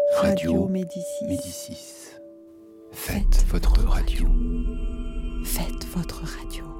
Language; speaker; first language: French; native; French